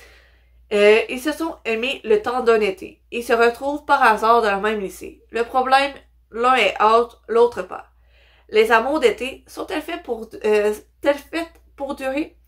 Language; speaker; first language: French; native; French